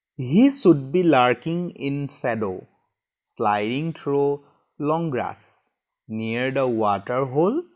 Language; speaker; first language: English; non-native, local second language; Assamese